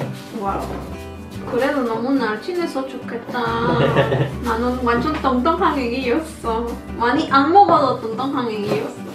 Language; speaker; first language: Korean; non-native, learner; Spanish